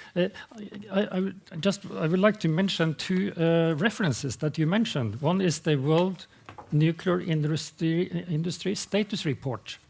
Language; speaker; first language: English; non-native, fluent; Norwegian